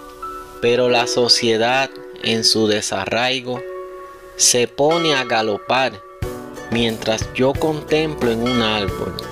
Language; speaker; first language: Spanish; native; Spanish